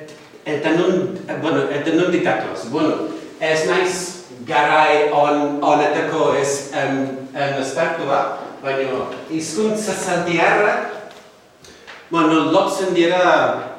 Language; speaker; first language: Basque; non-native, fluent; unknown